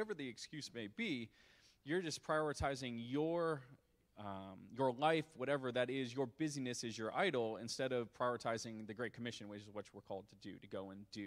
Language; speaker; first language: English; native; English